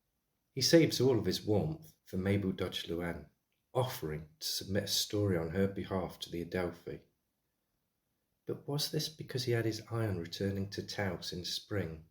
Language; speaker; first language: English; native; English